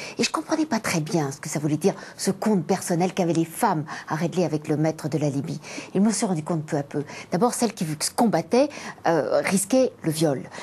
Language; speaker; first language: French; native; French